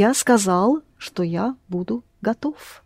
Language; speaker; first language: Russian; non-native, fluent; English